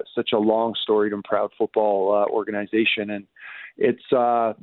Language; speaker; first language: English; native; English